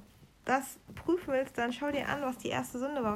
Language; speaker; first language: German; native; German